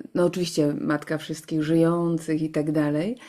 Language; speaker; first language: Polish; native; Polish